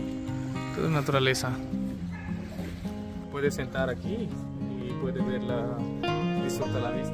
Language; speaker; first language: Spanish; non-native, learner; Hindi